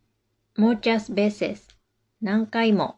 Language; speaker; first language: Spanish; non-native, fluent; Japanese